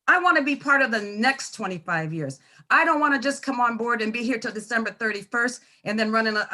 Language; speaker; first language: English; native; English